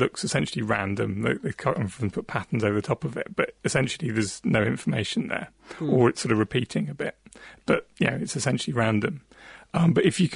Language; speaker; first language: English; native; English